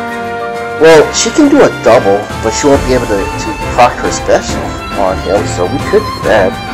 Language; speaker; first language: English; native; English